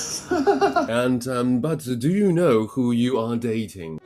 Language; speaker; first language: English; non-native, fluent; Chinese